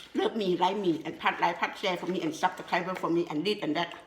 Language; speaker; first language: English; non-native, learner; Northeastern Thai